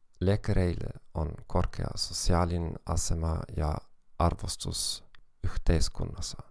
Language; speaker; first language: Finnish; non-native, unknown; German